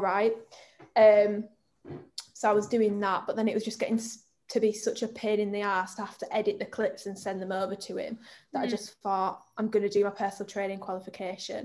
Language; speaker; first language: English; native; English